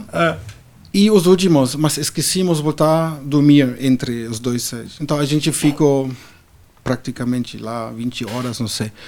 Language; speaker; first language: Portuguese; non-native, fluent; German